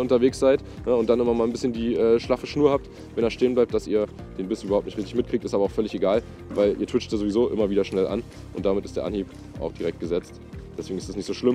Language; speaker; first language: German; native; German